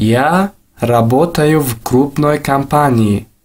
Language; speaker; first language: Russian; non-native, local second language; Tajik